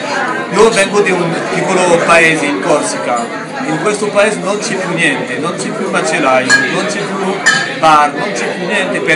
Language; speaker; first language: Italian; non-native, fluent; French